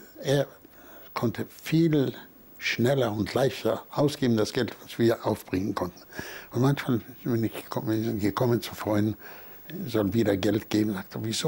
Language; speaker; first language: German; non-native, fluent; Polish